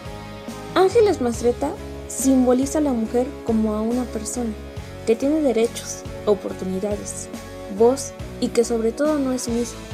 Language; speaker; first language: Spanish; native; Spanish